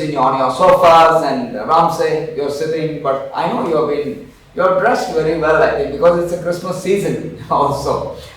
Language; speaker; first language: English; non-native, local second language; Kannada